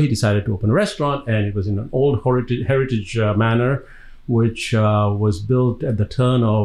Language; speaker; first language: English; non-native, local second language; Gujarati